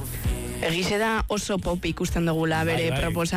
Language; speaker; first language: Basque; native; Basque